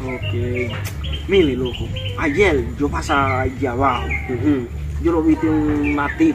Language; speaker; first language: Spanish; non-native, fluent; Haitian Creole